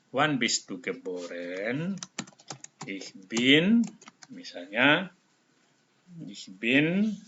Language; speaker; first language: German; non-native, fluent; Indonesian